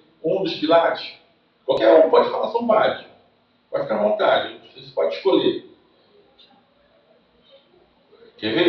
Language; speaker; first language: Portuguese; native; Portuguese